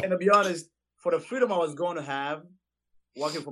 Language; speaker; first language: English; non-native, local second language; Kinyarwanda